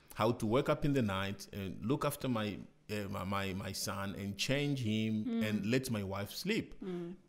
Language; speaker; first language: English; non-native, fluent; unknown